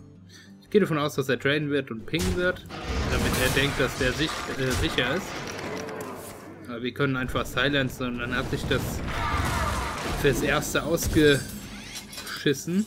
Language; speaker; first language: German; native; German